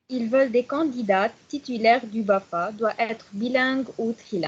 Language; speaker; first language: French; non-native, learner; Arabic